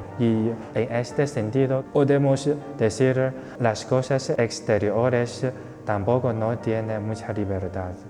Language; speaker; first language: Spanish; non-native, fluent; Chinese